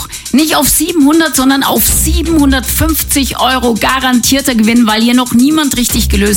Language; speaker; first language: German; native; German